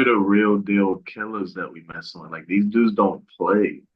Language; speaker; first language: English; native; English